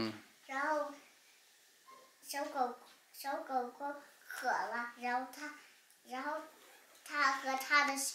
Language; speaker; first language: Chinese; early bilingual, heritage; Chinese